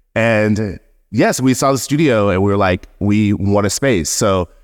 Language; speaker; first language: English; native; English